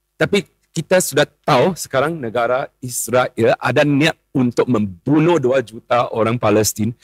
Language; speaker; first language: Malay; non-native, local second language; Chinese